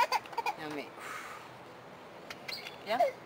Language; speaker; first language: French; native; French